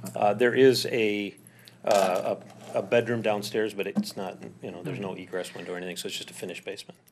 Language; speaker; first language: English; native; English